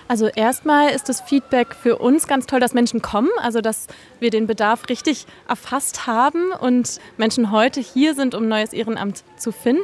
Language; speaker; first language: German; native; German